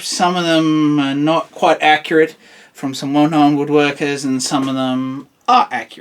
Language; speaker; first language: English; native; English